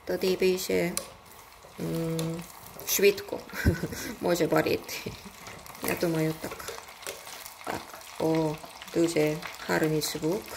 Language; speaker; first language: Ukrainian; non-native, learner; Korean